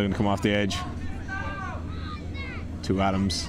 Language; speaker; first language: English; native; English